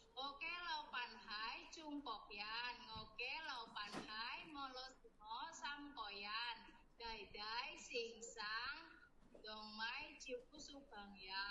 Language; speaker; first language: Cantonese; non-native, learner; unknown